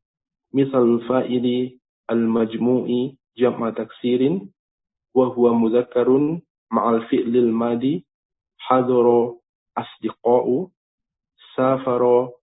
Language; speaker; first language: Arabic; non-native, learner; Indonesian